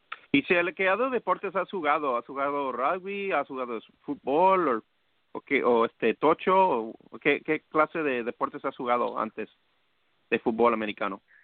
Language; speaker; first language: Spanish; early bilingual, heritage; Spanish